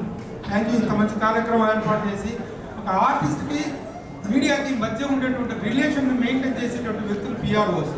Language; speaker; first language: Telugu; native; Telugu